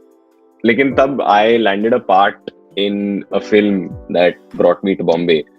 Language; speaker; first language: Hindi; native; Hindi